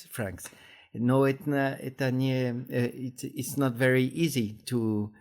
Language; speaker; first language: English; non-native, learner; French